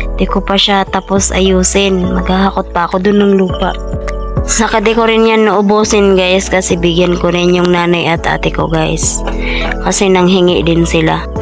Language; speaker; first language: Filipino; non-native, local second language; Cebuano